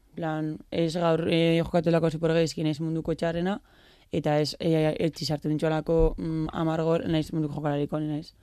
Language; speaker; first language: Basque; native; Basque